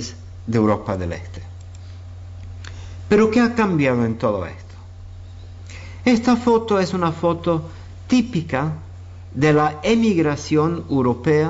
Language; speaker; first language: Spanish; non-native, fluent; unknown